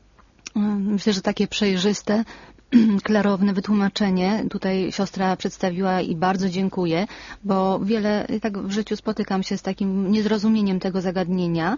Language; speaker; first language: Polish; native; Polish